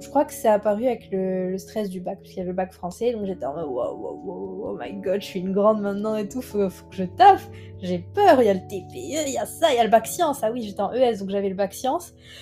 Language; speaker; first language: French; non-native, local second language; Arabic